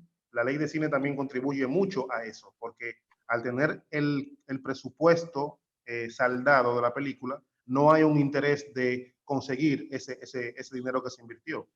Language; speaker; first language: Spanish; native; Spanish